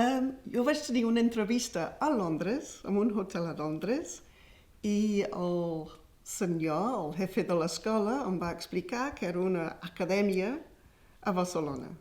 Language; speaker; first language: Catalan; non-native, fluent; English